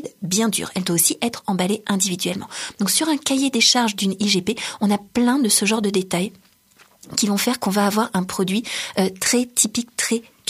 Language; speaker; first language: French; native; French